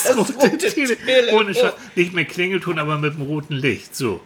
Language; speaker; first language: German; native; German